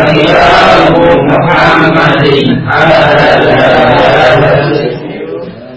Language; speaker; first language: Arabic; non-native, learner; Indonesian